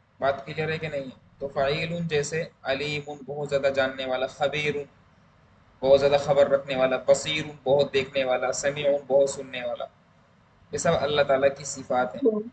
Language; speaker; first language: Urdu; native; Urdu